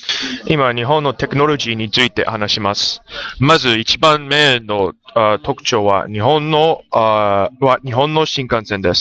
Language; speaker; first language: Japanese; non-native, learner; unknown